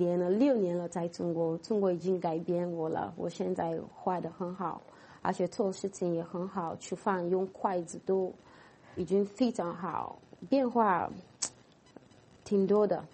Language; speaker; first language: Chinese; non-native, fluent; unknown